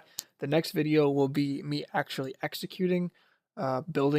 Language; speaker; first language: English; native; English